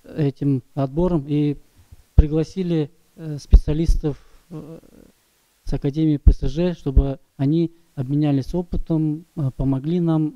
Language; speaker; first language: Russian; non-native, local second language; Kyrgyz